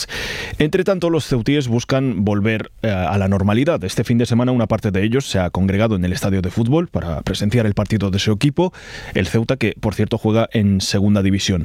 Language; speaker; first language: Spanish; native; Spanish